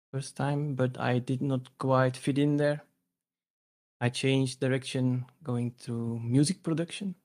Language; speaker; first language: English; non-native, fluent; Dutch